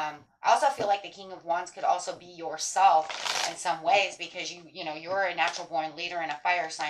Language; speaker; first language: English; native; English